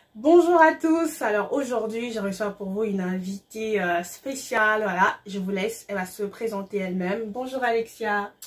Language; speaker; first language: French; non-native, local second language; Lingala